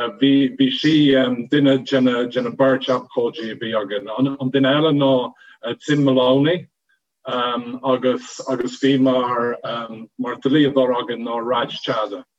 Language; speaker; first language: Irish; non-native, fluent; English